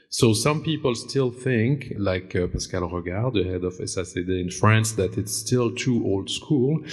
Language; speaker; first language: English; non-native, fluent; German